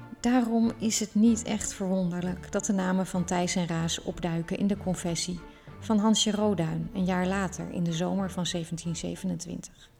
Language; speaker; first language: Dutch; native; Dutch